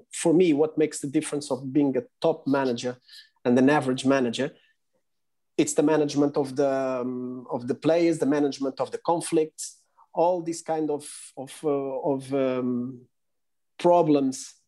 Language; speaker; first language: English; non-native, fluent; Portuguese